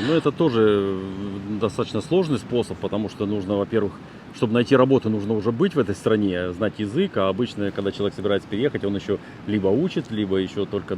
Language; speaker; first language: Russian; native; Russian